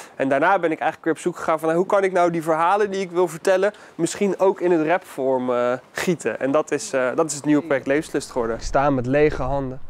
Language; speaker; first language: Dutch; native; Dutch